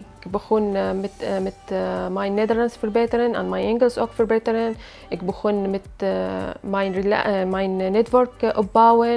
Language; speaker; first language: Dutch; non-native, learner; Arabic